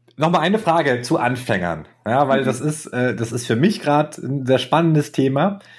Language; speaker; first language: German; native; German